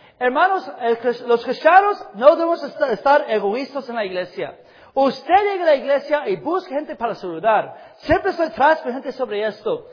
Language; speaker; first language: Spanish; non-native, fluent; English